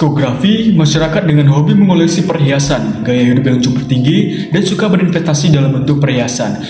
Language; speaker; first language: Indonesian; native; Indonesian